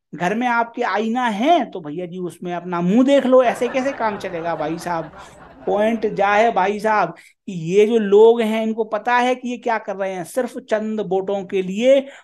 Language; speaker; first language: Hindi; native; Hindi